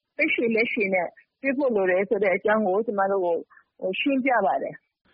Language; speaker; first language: Burmese; native; Burmese